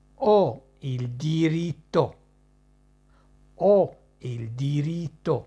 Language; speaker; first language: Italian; non-native, fluent; Arabic